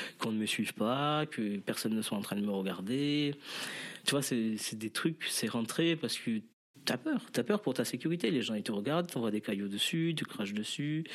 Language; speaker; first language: French; non-native, local second language; Morisyen